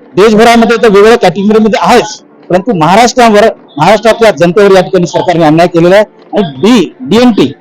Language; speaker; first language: Marathi; non-native, local second language; Lambadi